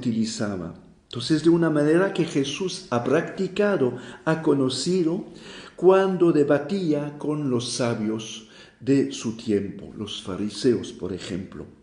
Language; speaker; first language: Spanish; non-native, fluent; French